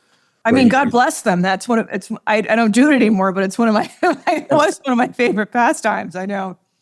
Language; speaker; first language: English; native; English